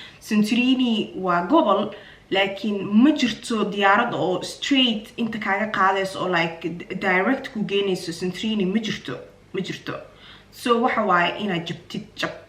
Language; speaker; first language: Somali; early bilingual, heritage; Somali